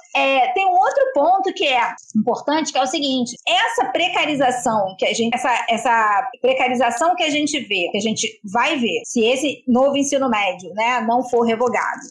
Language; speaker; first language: Portuguese; native; Portuguese